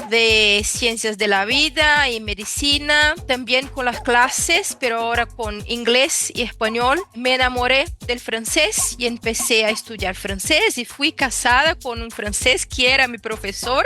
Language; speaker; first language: Spanish; non-native, fluent; Portuguese